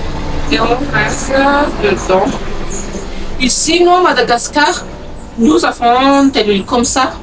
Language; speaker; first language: French; non-native, local second language; Malagasy